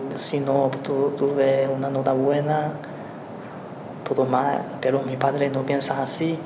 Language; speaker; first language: Spanish; non-native, learner; Chinese